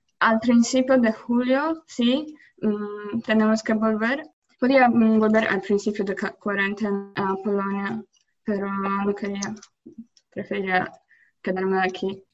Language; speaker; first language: Spanish; non-native, learner; Polish